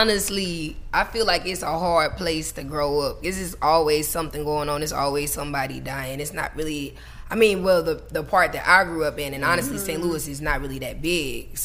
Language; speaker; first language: English; native; English